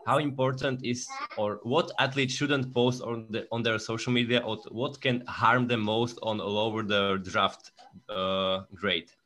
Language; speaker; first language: English; non-native, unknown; Slovak